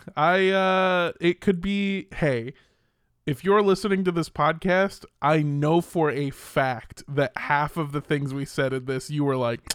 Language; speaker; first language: English; native; English